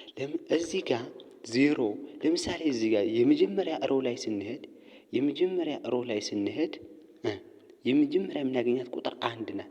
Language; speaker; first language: Amharic; native; Amharic